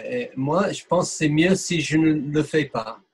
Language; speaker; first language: French; non-native, fluent; English